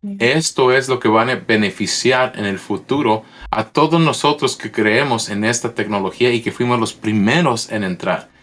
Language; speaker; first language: Spanish; early bilingual, heritage; Spanish